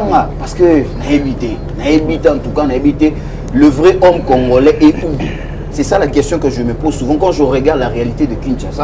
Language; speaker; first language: French; non-native, local second language; Lingala